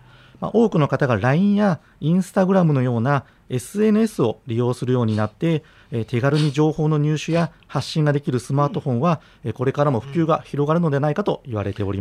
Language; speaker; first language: Japanese; native; Japanese